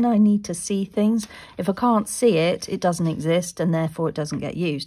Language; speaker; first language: English; native; English